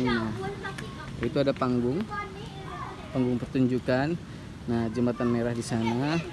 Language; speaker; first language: Indonesian; non-native, local second language; Minangkabau